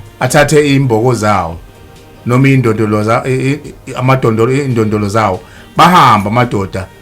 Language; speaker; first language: Zulu; native; Zulu